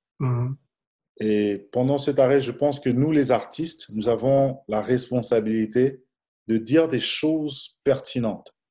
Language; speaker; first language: French; non-native, local second language; Lingala